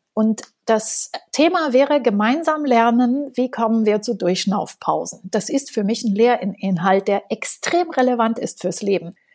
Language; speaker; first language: German; non-native, fluent; Romanian